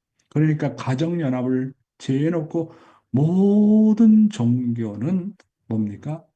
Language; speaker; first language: Korean; native; Korean